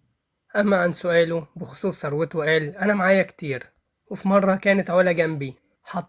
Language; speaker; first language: Arabic; native; Arabic